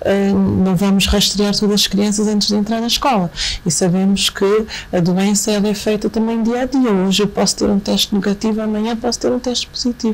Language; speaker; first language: Portuguese; native; Portuguese